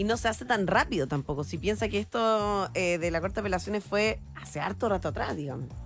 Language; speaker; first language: Spanish; native; Spanish